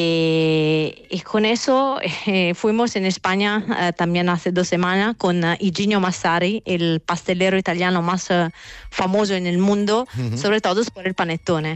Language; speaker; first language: Spanish; non-native, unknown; Italian